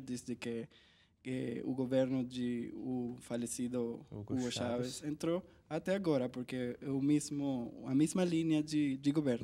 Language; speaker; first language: Portuguese; non-native, learner; Spanish